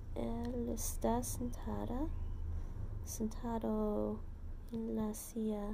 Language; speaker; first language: Portuguese; non-native, learner; English